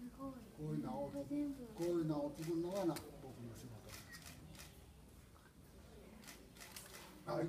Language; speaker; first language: Japanese; native; Japanese